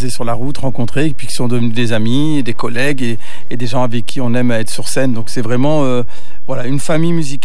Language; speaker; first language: French; native; French